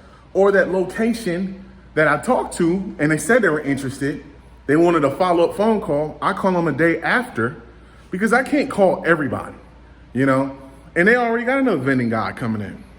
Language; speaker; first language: English; native; English